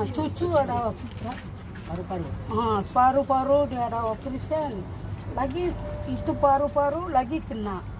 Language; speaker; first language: Malay; non-native, learner; Tamil